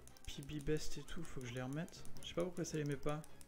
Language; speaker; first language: French; native; French